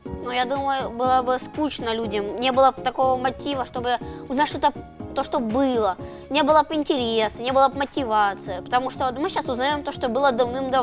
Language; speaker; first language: Russian; native; Russian